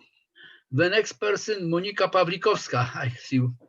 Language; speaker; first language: English; non-native, fluent; Polish